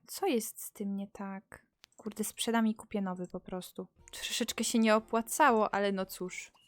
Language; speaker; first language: Polish; native; Polish